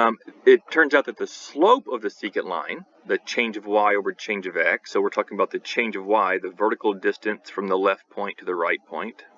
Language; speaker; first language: English; native; English